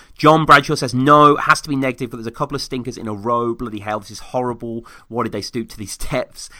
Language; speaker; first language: English; native; English